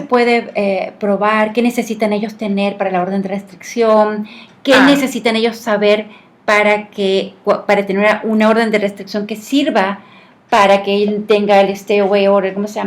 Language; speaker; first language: Spanish; native; Spanish